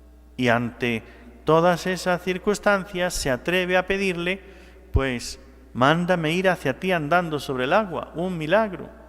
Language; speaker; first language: Spanish; native; Spanish